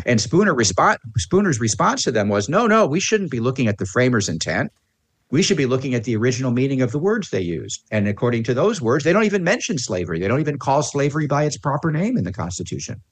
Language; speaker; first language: English; native; English